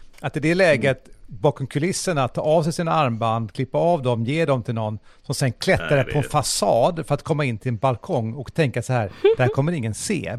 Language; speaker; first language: Swedish; native; Swedish